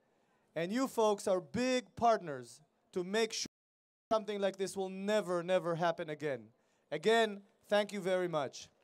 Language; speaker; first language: English; non-native, fluent; Hebrew